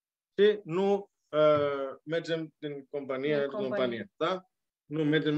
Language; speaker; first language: Romanian; non-native, learner; Greek